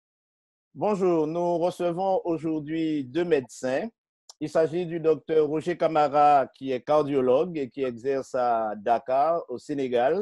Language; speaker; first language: French; native; French